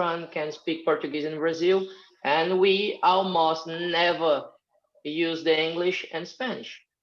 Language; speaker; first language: English; non-native, fluent; Portuguese